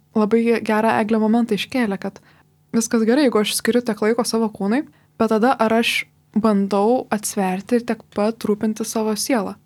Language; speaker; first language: Lithuanian; native; Lithuanian